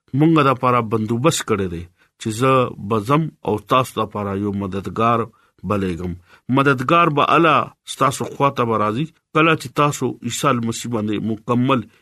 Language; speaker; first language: Pashto; non-native, local second language; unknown